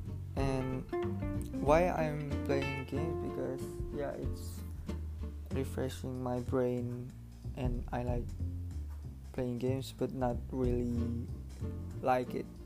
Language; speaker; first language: English; non-native, learner; Indonesian